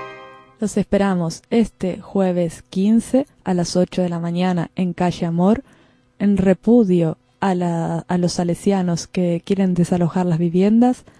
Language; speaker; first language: Spanish; native; Spanish